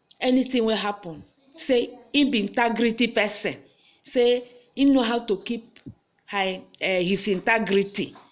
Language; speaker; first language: Nigerian Pidgin; native; Nigerian Pidgin